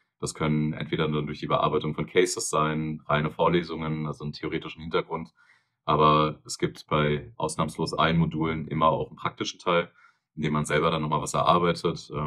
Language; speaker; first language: German; native; German